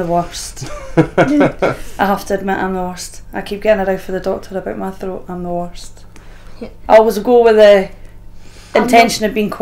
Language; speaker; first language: English; native; English